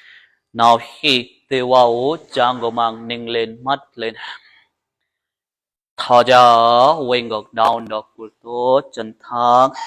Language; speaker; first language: Vietnamese; non-native, learner; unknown